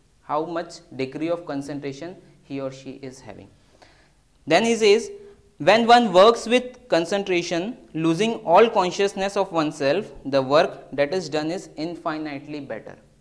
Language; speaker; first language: English; non-native, local second language; Hindi